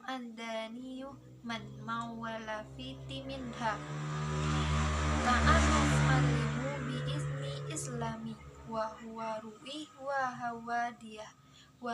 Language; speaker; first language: Arabic; non-native, learner; Indonesian